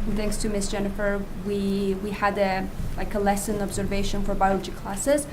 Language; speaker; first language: English; non-native, fluent; Azerbaijani